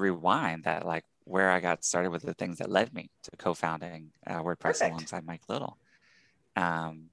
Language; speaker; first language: English; native; English